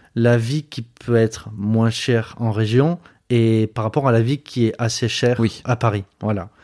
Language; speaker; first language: French; native; French